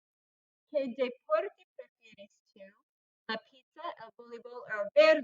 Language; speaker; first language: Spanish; non-native, fluent; English